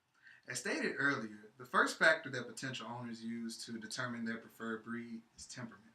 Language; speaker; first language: English; native; English